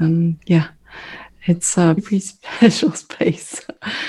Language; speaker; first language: English; non-native, fluent; French